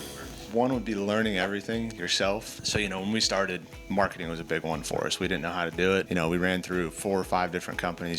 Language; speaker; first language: English; native; English